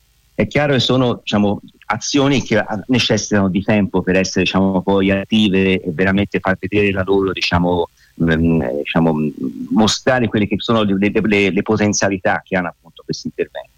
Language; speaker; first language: Italian; native; Italian